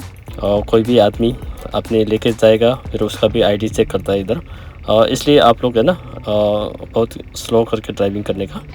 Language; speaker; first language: Hindi; non-native, learner; Nepali